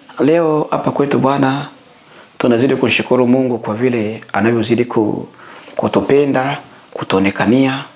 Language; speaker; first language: Swahili; native; Swahili